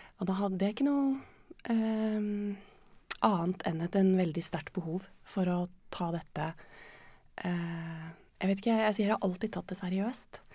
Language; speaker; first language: Norwegian; native; Norwegian